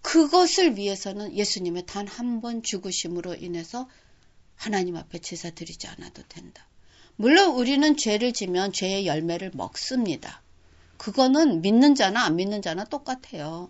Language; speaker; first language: Korean; native; Korean